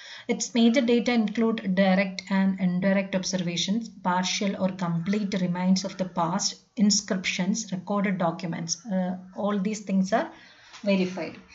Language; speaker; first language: English; non-native, local second language; Malayalam